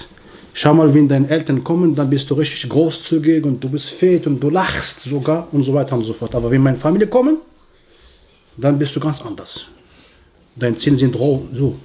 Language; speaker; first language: German; non-native, learner; Arabic